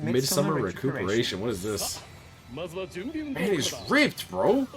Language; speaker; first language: English; native; English